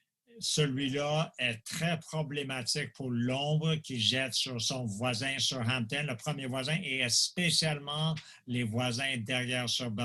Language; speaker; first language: French; non-native, local second language; English